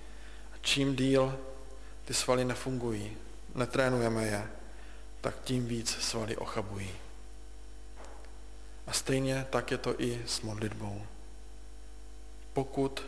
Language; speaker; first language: Czech; native; Czech